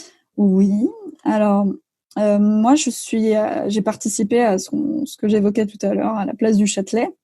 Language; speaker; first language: French; native; French